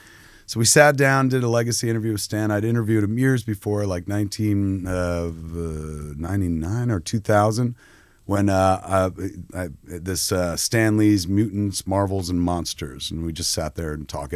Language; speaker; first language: English; native; English